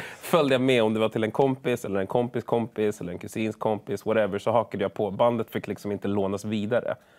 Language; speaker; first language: Swedish; early bilingual, other home language; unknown